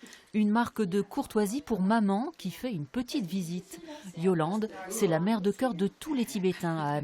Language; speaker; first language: French; native; French